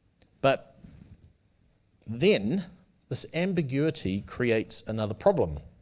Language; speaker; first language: English; native; English